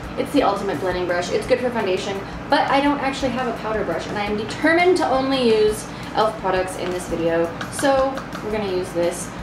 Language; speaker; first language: English; native; English